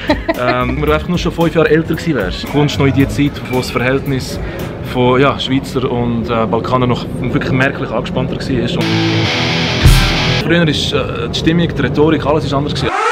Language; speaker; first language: German; early bilingual, other home language; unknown